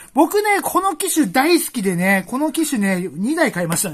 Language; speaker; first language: Japanese; native; Japanese